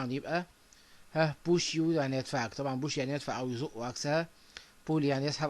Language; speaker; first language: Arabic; native; Arabic